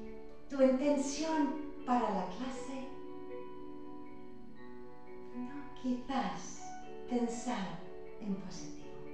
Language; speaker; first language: Spanish; non-native, fluent; English